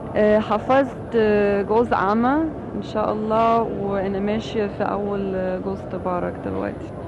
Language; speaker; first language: Arabic; non-native, fluent; English